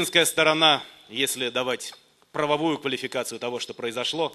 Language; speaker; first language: Russian; native; Russian